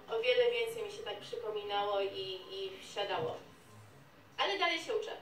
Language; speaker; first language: Polish; early bilingual, heritage; Polish